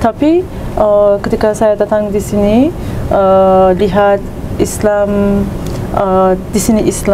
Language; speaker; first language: Indonesian; non-native, learner; Turkish